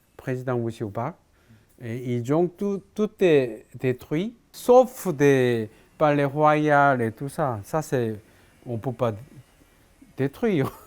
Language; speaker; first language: French; non-native, fluent; Korean